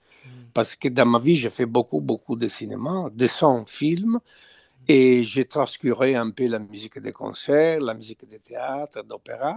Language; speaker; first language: French; non-native, fluent; Italian